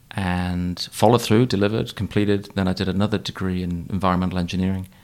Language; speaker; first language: English; native; English